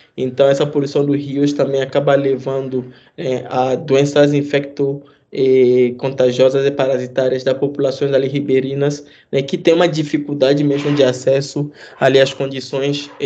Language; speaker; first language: Portuguese; non-native, fluent; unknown